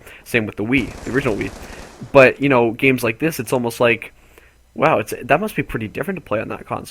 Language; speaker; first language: English; native; English